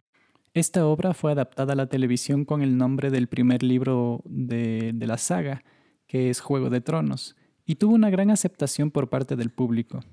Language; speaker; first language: Spanish; native; Spanish